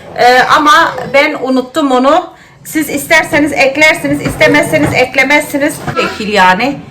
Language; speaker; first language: Turkish; early bilingual, heritage; Turkish